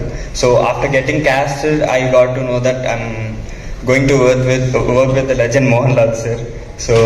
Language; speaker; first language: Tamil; non-native, learner; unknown